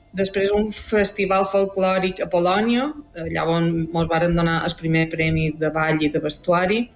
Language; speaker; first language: Catalan; native; Catalan